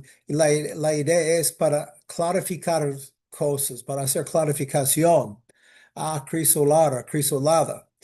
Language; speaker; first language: Spanish; non-native, fluent; English